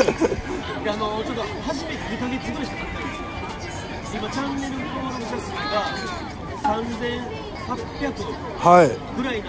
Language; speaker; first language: Japanese; native; Japanese